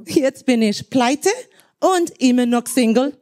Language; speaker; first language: German; non-native, learner; Spanish